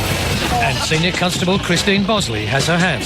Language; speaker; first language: English; native; English